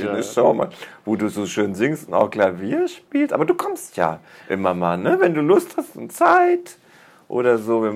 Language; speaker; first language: German; native; German